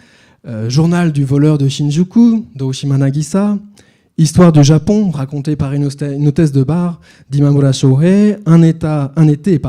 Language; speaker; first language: French; native; French